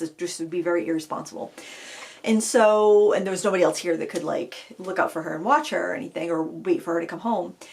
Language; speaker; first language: English; native; English